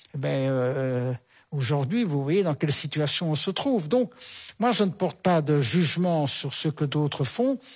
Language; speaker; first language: French; native; French